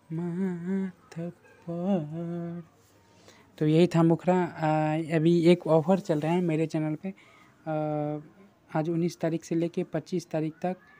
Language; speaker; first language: Hindi; native; Hindi